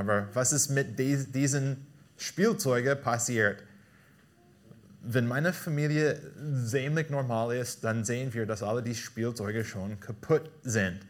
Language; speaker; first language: German; non-native, fluent; English